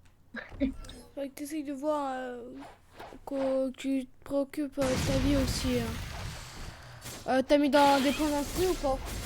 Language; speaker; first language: French; native; French